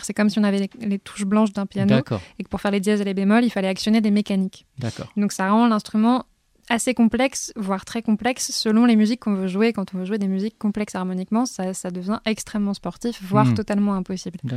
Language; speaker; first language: French; native; French